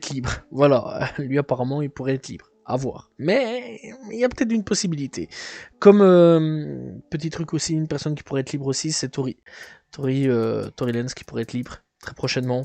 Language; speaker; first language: French; native; French